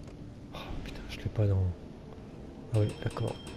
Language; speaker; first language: French; native; French